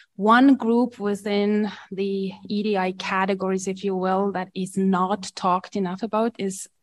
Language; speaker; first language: English; non-native, fluent; Estonian